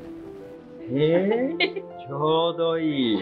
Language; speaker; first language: Japanese; non-native, learner; Chinese